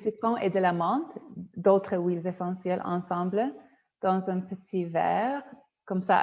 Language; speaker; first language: French; non-native, fluent; Polish